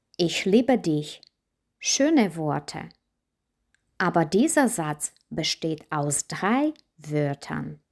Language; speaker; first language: German; non-native, fluent; Ukrainian